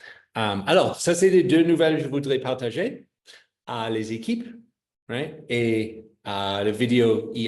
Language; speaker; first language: French; non-native, fluent; English